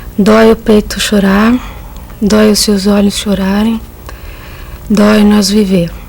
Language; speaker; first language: Portuguese; native; Portuguese